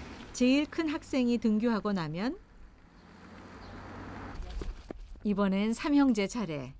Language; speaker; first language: Korean; native; Korean